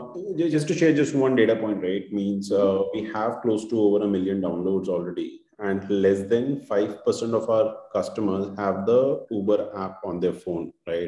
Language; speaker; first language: English; non-native, local second language; Hindi